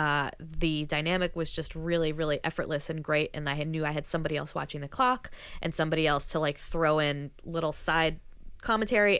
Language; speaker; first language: English; native; English